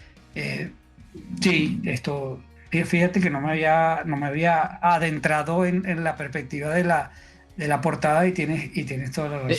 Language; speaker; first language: Spanish; native; Spanish